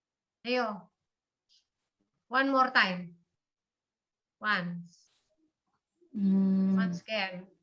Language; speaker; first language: English; non-native, learner; Indonesian